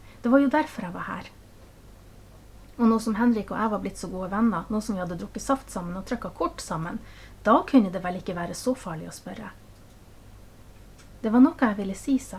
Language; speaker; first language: Norwegian; native; Norwegian